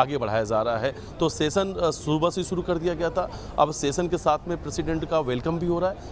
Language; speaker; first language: Hindi; native; Hindi